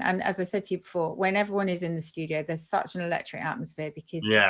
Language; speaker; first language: English; native; English